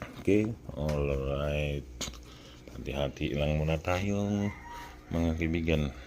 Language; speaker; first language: Filipino; non-native, local second language; Cebuano